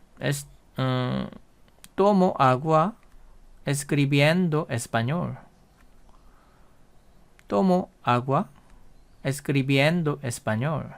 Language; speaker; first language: Spanish; non-native, fluent; Korean